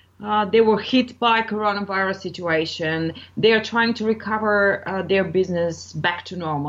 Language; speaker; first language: English; non-native, fluent; Bulgarian